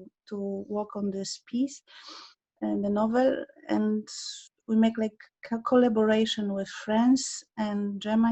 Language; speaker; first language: English; non-native, learner; Polish